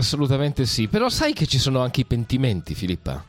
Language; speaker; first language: Italian; native; Italian